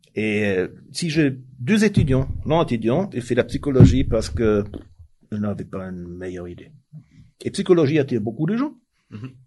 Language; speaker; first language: French; non-native, fluent; German